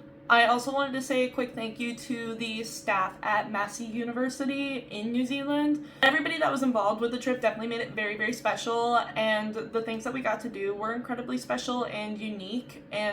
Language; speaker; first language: English; native; English